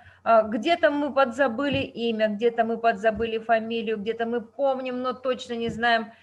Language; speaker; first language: Russian; native; Russian